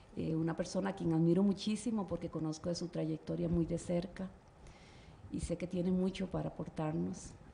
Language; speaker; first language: Spanish; native; Spanish